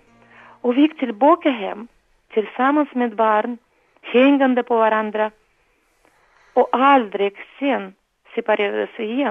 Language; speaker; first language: Swedish; non-native, learner; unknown